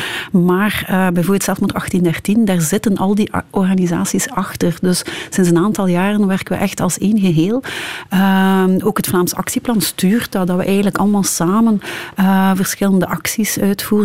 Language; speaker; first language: Dutch; native; Dutch